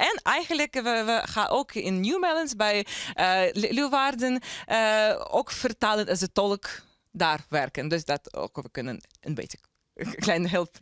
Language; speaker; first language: Dutch; non-native, learner; Ukrainian